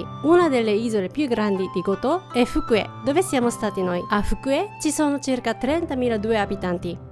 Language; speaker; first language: Italian; non-native, fluent; Japanese